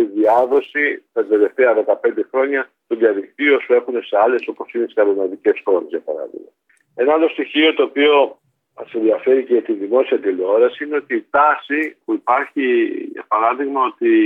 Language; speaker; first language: Greek; native; Greek